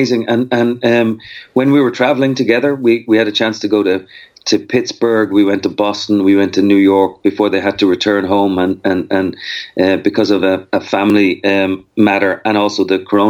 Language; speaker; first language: English; native; English